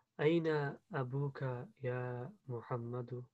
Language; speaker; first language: Arabic; non-native, learner; English